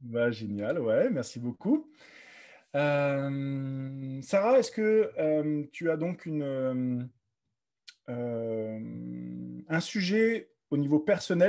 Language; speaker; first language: French; native; French